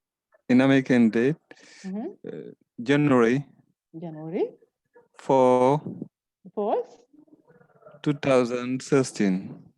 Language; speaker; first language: English; non-native, learner; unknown